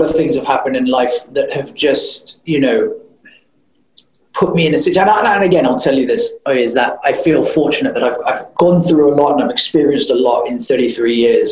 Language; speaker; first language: English; native; English